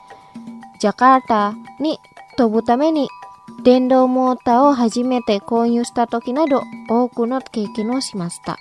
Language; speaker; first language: Japanese; non-native, fluent; Indonesian